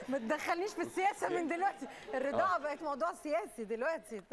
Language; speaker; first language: Arabic; native; Arabic